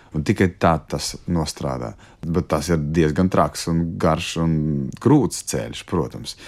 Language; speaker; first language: Latvian; non-native, local second language; Russian